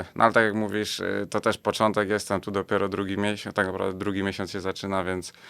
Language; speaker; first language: Polish; native; Polish